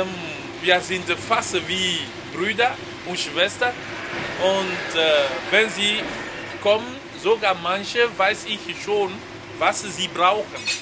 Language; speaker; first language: German; non-native, fluent; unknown